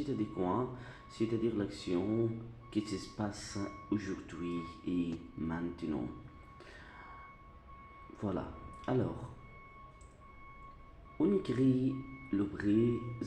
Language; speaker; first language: French; non-native, fluent; Arabic